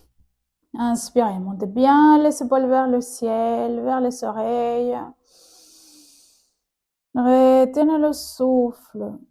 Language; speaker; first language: French; native; French